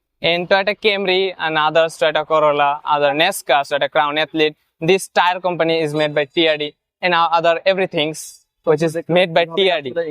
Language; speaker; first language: English; non-native, learner; Bangla